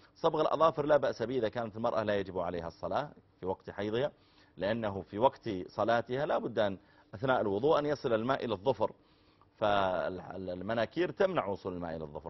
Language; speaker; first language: Arabic; native; Arabic